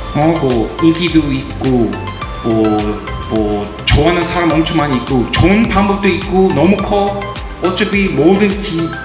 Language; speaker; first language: Korean; non-native, fluent; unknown